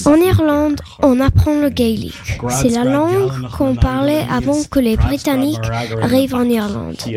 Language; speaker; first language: French; non-native, learner; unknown